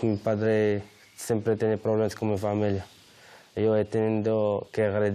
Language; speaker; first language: Spanish; non-native, learner; Arabic